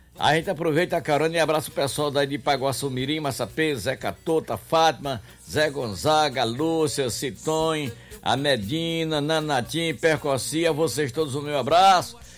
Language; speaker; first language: Portuguese; native; Portuguese